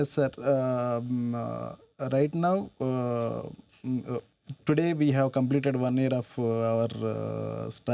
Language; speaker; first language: English; non-native, local second language; Telugu